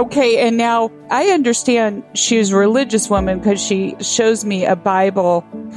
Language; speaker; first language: English; native; English